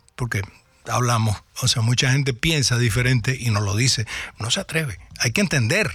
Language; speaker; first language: Spanish; native; Spanish